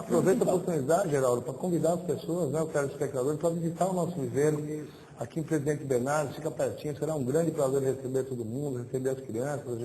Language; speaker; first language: Portuguese; native; Portuguese